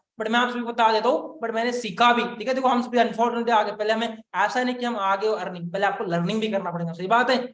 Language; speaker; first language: Hindi; non-native, local second language; Marathi